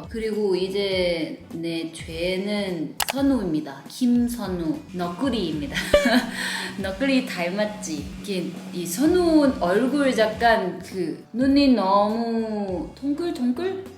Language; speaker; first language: Korean; non-native, learner; Thai